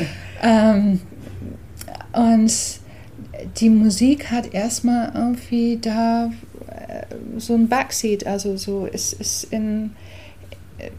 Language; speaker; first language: German; early bilingual, other home language; English